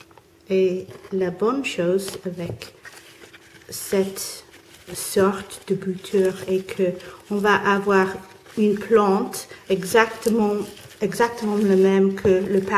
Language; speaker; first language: French; non-native, learner; English